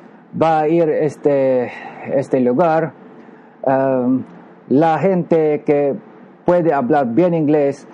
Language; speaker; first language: Spanish; non-native, learner; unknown